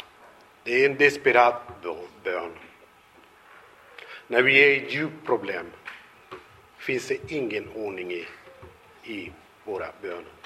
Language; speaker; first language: Swedish; non-native, fluent; Spanish